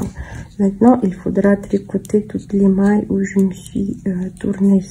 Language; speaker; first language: French; non-native, fluent; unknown